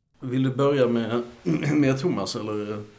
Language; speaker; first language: Swedish; native; Swedish